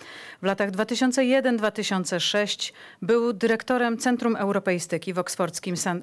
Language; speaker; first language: Polish; native; Polish